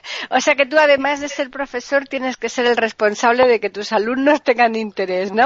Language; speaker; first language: Spanish; native; Spanish